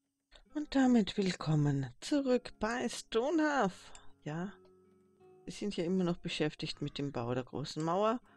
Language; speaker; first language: German; native; German